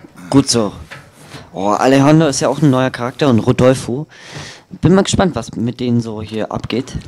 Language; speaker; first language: German; native; German